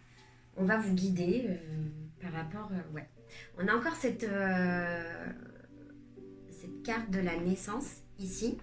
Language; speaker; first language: French; native; French